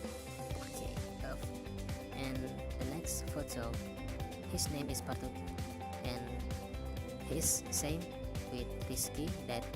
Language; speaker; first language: English; non-native, learner; Indonesian